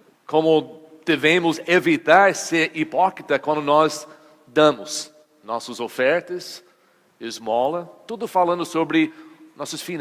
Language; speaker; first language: Portuguese; non-native, fluent; English